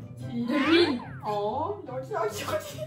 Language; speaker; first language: Korean; non-native, learner; French